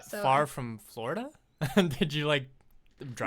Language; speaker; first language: English; non-native, fluent; French